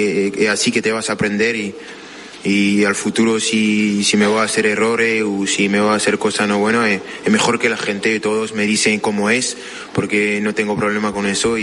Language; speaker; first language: Spanish; non-native, fluent; French